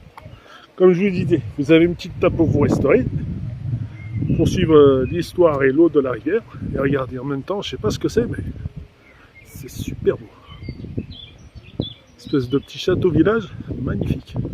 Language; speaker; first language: French; native; French